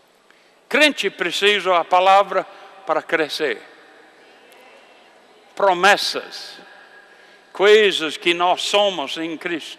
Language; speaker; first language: Portuguese; non-native, fluent; English